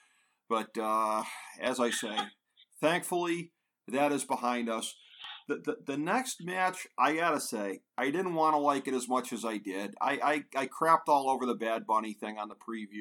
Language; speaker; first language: English; native; English